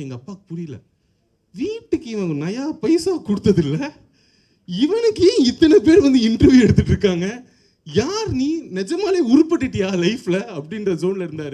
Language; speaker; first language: Tamil; native; Tamil